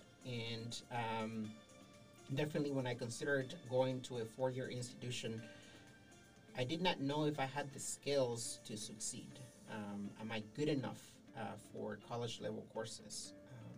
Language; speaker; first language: English; non-native, fluent; Spanish